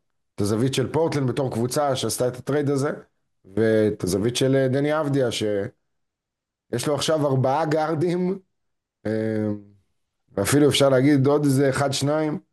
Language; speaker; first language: Hebrew; native; Hebrew